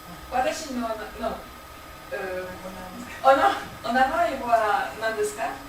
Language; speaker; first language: Japanese; non-native, learner; French